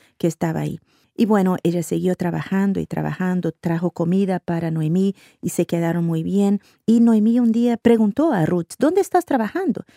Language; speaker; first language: Spanish; non-native, fluent; Portuguese